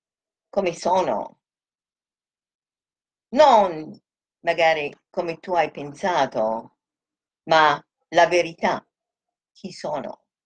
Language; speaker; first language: Italian; non-native, fluent; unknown